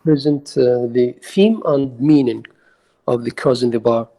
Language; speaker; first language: English; non-native, learner; Arabic